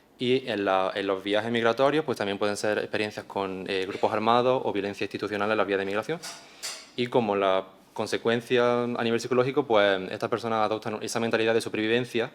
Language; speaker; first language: Spanish; native; Spanish